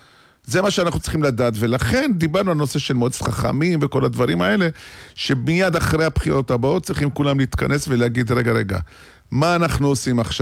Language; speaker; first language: Hebrew; native; Hebrew